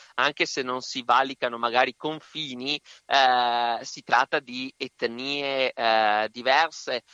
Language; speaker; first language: Italian; non-native, fluent; Spanish